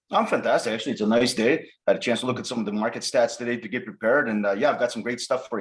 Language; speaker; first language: English; native; English